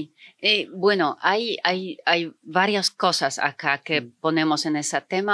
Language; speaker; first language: Spanish; non-native, fluent; Polish